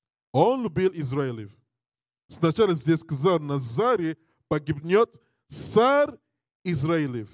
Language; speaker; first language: Russian; non-native, learner; English